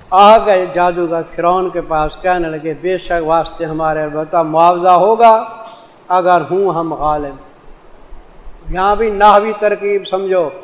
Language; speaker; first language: Urdu; non-native, local second language; Saraiki